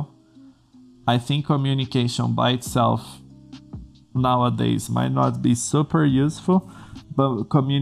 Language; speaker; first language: English; non-native, fluent; Portuguese